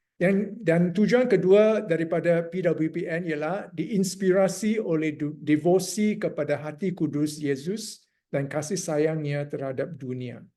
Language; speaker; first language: Malay; non-native, local second language; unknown